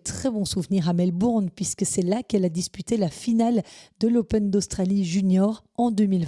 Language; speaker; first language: French; native; French